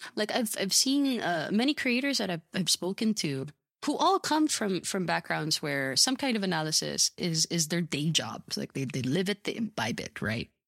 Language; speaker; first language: English; native; English